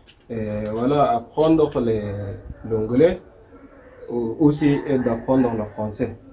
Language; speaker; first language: French; non-native, learner; Arabic